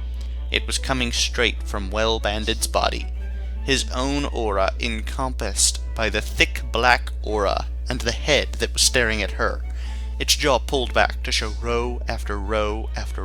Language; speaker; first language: English; native; English